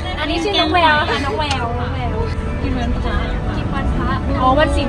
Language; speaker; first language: Thai; native; Thai